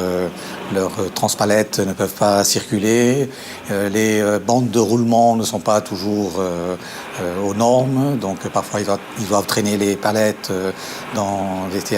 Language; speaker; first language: French; native; French